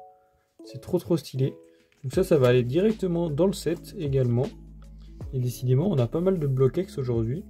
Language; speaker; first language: French; native; French